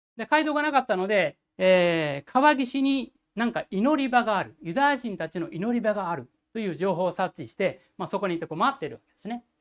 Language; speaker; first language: Japanese; native; Japanese